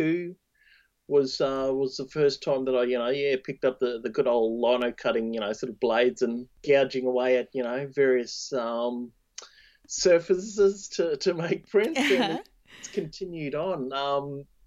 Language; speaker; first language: English; native; English